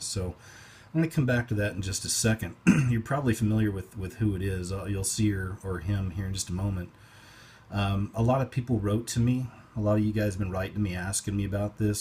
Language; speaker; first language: English; native; English